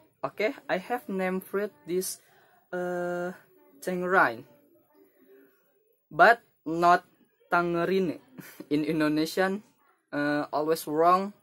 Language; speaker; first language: English; non-native, learner; Indonesian